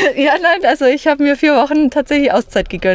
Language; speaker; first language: German; native; German